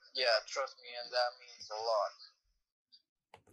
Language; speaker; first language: English; non-native, fluent; Romanian